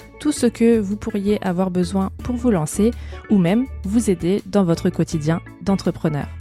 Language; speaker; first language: French; native; French